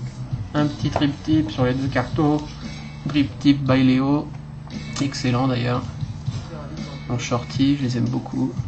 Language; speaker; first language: French; native; French